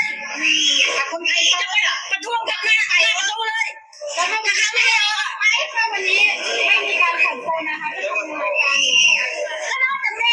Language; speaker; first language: Thai; non-native, fluent; Khmer